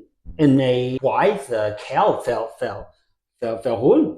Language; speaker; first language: Welsh; non-native, learner; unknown